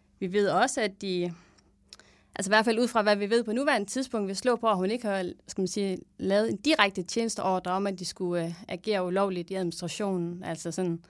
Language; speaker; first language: Danish; native; Danish